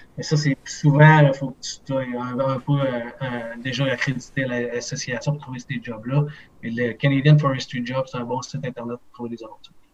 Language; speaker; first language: French; native; French